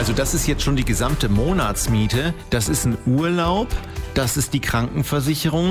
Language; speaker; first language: German; native; German